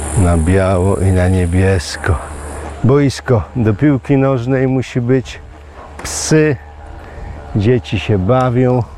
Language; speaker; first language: Polish; native; Polish